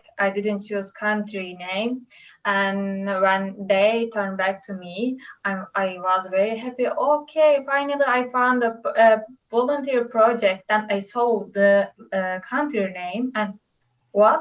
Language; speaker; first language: English; non-native, learner; Turkish